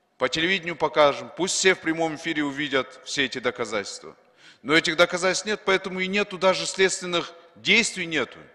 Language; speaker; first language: Russian; non-native, local second language; Kyrgyz